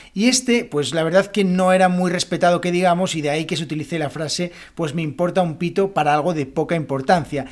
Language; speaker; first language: Spanish; native; Spanish